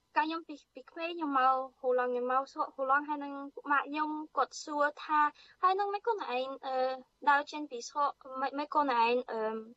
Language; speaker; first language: Khmer; early bilingual, heritage; Khmer